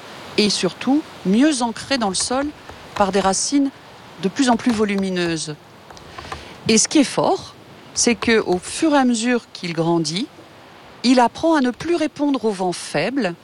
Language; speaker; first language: French; native; French